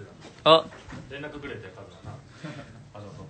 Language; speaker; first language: Japanese; native; Japanese